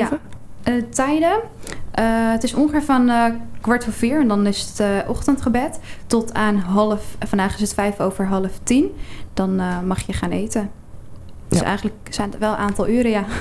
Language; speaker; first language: Dutch; early bilingual, other home language; Arabic